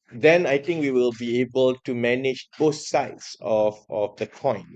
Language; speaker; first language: English; non-native, local second language; Malay